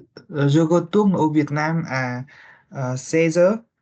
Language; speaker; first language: French; non-native, learner; Vietnamese